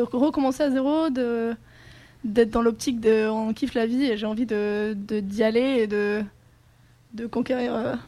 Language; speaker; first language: French; non-native, fluent; Spanish